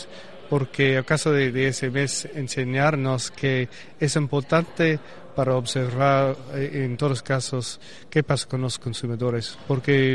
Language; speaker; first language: Spanish; non-native, learner; English